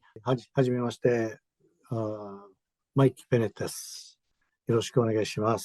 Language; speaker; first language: Japanese; non-native, learner; English